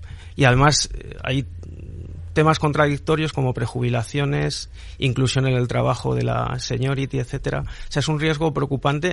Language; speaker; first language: Spanish; native; Spanish